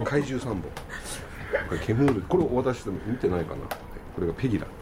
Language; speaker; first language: Japanese; native; Japanese